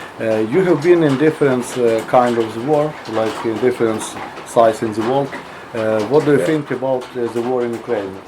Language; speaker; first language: English; non-native, learner; Ukrainian